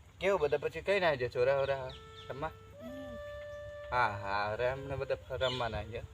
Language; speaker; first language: Gujarati; native; Gujarati